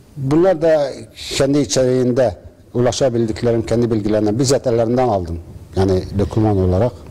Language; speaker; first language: Turkish; non-native, local second language; Arabic